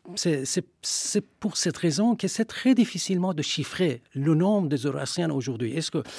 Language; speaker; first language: French; non-native, fluent; Persian